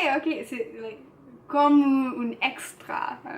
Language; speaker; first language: French; non-native, learner; English